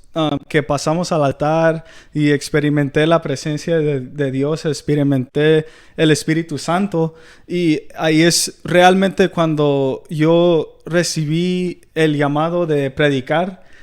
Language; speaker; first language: Spanish; early bilingual, heritage; Spanish